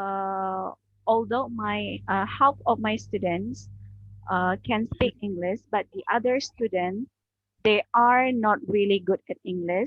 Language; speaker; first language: English; non-native, learner; Indonesian